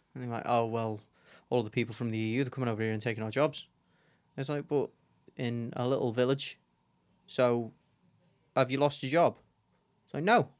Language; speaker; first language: English; native; English